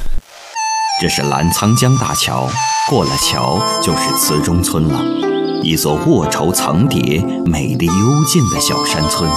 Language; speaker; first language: Chinese; native; Chinese